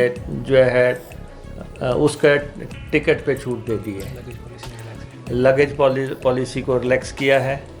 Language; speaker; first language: Hindi; native; Hindi